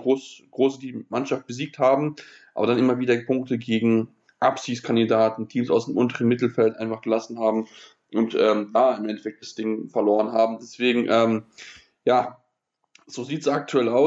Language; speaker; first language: German; native; German